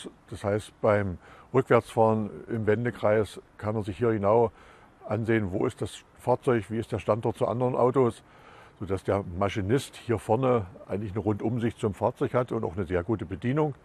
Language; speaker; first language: German; native; German